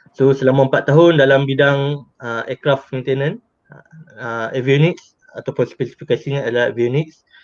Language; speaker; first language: Malay; native; Malay